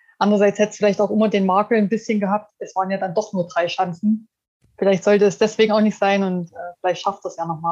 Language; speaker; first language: German; native; German